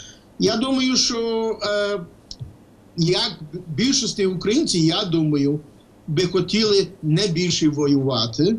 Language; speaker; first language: Ukrainian; non-native, fluent; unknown